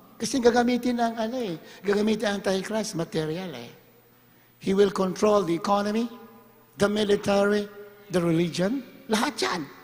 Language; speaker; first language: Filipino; non-native, local second language; Hiligaynon